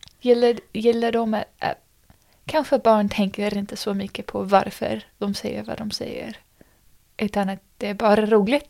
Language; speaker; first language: Swedish; non-native, fluent; English